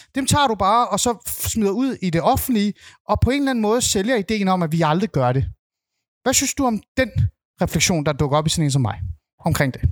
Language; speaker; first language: Danish; native; Danish